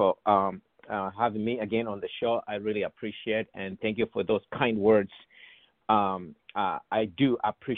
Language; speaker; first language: English; non-native, local second language; Bemba